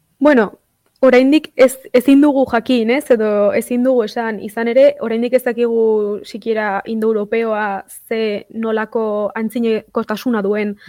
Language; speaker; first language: Basque; native; Basque